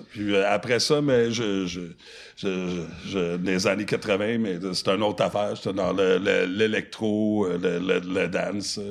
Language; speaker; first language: French; non-native, local second language; English